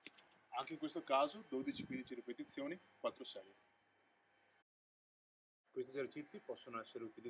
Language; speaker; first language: Italian; native; Italian